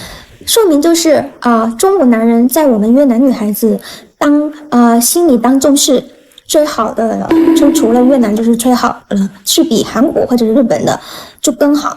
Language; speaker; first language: Chinese; non-native, fluent; Vietnamese